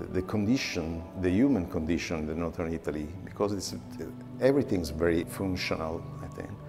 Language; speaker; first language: English; non-native, learner; Italian